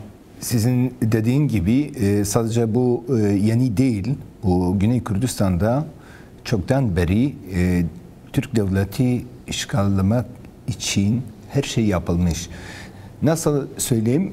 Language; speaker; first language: Turkish; non-native, learner; Kurdish